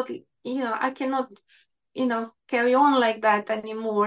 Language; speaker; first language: English; non-native, fluent; Ukrainian